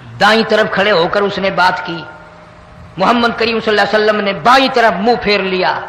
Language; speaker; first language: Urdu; non-native, local second language; Saraiki